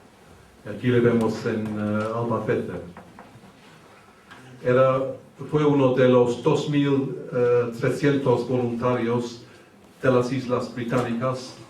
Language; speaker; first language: Spanish; early bilingual, heritage; English